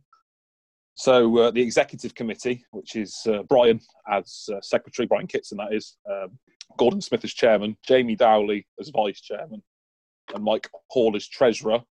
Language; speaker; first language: English; native; English